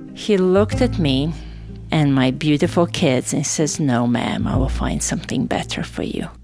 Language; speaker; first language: English; non-native, fluent; Serbian